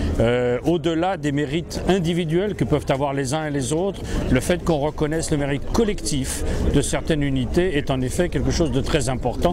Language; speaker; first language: French; native; French